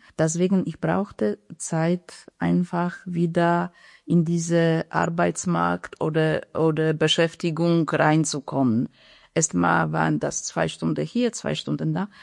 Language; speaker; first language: German; non-native, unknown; Polish